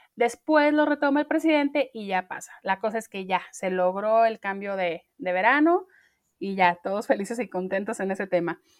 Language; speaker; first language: Spanish; native; Spanish